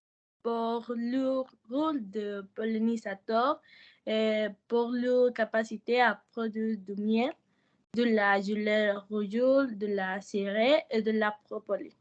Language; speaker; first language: French; non-native, learner; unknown